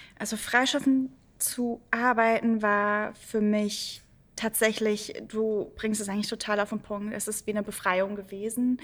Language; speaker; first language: German; early bilingual, other home language; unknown